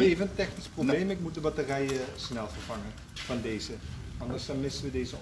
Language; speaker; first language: Dutch; native; Dutch